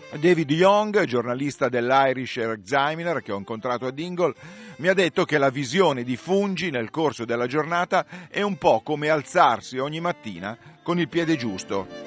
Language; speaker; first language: Italian; native; Italian